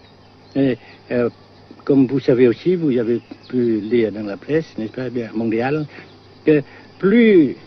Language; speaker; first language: French; non-native, local second language; Vietnamese